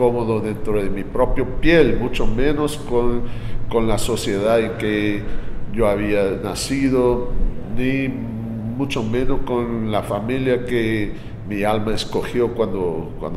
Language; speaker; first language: Spanish; non-native, fluent; English